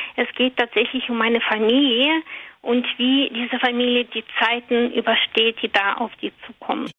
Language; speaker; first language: German; non-native, fluent; Russian